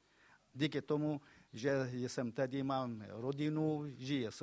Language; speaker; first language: Czech; non-native, fluent; Kurdish